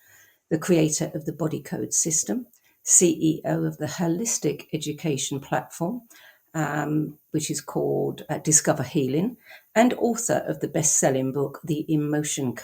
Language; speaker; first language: English; native; English